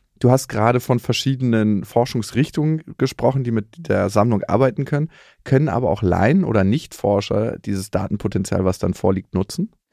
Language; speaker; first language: German; native; German